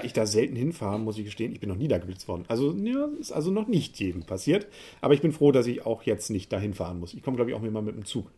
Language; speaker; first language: German; native; German